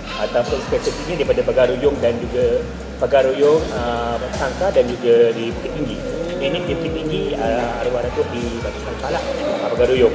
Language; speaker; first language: Malay; native; Malay